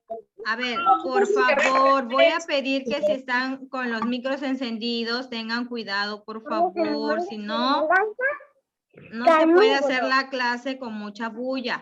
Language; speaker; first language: Spanish; native; Spanish